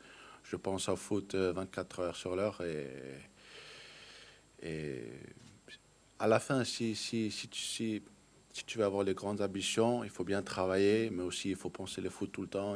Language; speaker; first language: French; non-native, fluent; Danish